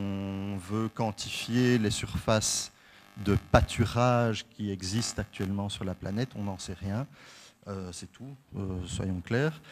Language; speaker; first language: French; native; French